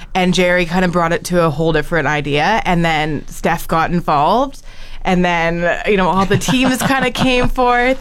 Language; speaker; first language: English; native; English